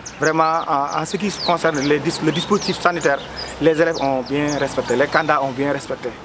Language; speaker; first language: French; non-native, local second language; Wolof